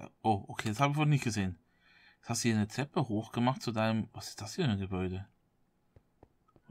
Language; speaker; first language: German; native; German